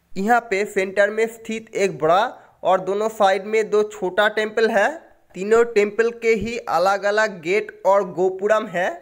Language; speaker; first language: Hindi; non-native, local second language; Bangla